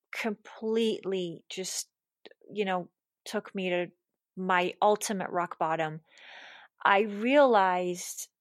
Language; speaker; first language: English; non-native, fluent; German